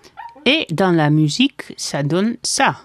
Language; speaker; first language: French; non-native, fluent; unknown